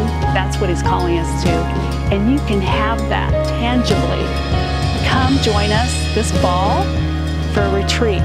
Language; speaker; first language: English; native; English